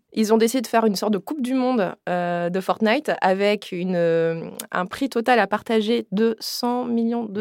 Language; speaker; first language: French; native; French